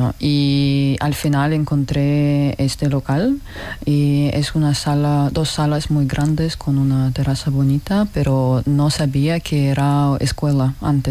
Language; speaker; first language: Spanish; non-native, learner; Russian